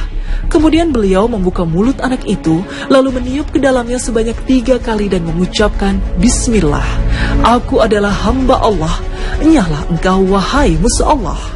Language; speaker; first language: Indonesian; native; Indonesian